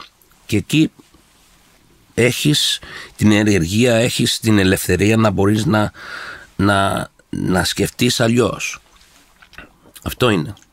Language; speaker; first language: Greek; early bilingual, heritage; Greek